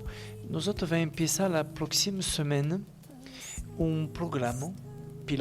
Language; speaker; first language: Spanish; non-native, learner; French